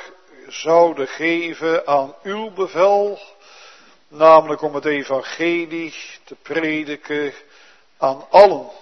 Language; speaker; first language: Dutch; native; Dutch